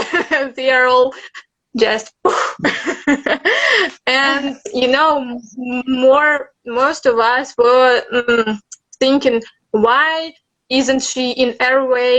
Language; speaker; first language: English; non-native, learner; Russian